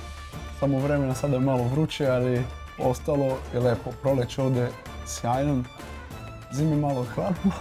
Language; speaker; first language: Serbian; non-native, learner; Portuguese